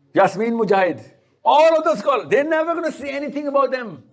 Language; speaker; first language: English; non-native, local second language; Urdu